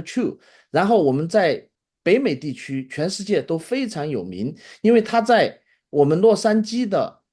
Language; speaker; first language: Chinese; native; Chinese